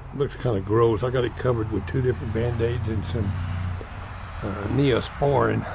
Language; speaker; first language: English; native; English